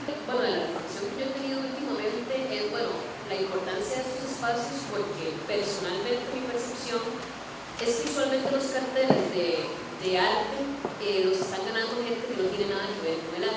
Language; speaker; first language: Spanish; native; Spanish